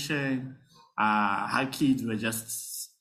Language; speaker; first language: English; non-native, local second language; Nyanja